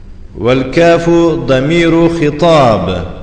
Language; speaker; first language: Arabic; non-native, fluent; Tajik